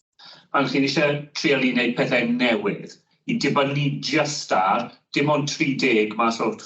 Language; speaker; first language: Welsh; non-native, fluent; English